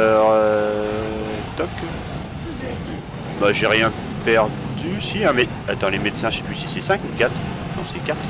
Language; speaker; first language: French; native; French